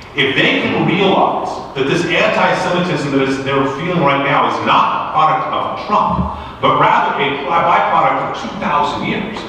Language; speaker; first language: English; native; English